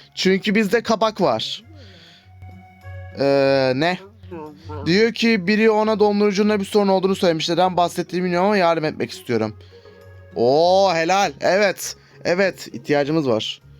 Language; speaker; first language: Turkish; native; Turkish